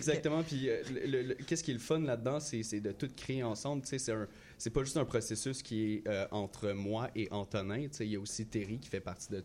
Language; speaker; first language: French; native; French